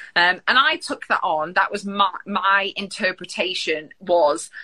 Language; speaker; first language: English; native; English